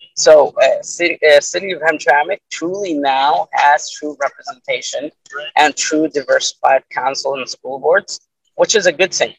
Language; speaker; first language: English; early bilingual, other home language; Arabic